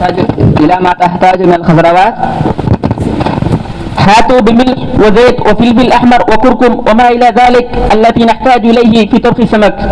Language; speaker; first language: Arabic; non-native, learner; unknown